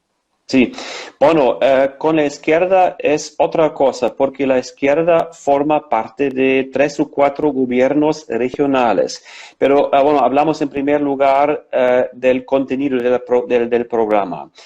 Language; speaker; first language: Spanish; non-native, fluent; German